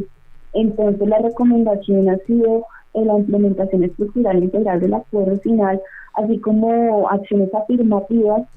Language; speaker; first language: Spanish; native; Spanish